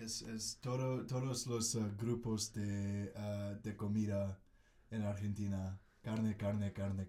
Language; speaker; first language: Spanish; non-native, learner; English